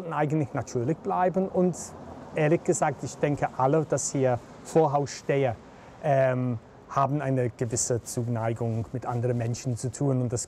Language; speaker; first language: German; non-native, fluent; English